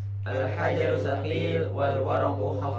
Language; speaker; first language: Arabic; non-native, learner; Indonesian